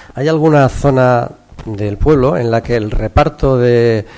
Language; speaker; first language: Spanish; non-native, local second language; Catalan